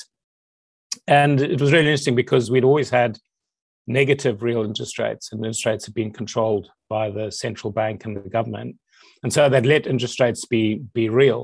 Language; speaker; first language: English; native; English